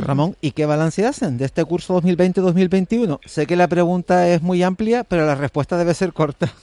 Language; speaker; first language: Spanish; native; Spanish